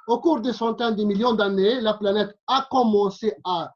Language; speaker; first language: French; non-native, local second language; Arabic